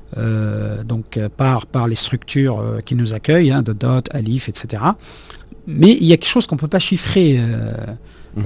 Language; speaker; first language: French; non-native, local second language; Arabic